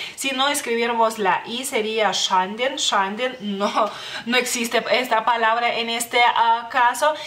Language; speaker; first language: Spanish; non-native, fluent; Lithuanian